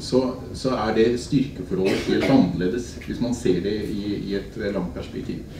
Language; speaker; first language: Norwegian; native; Norwegian